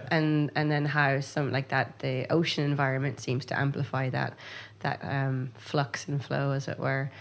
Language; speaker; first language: English; native; English